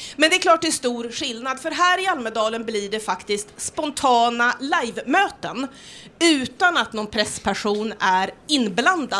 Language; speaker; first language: Swedish; native; Swedish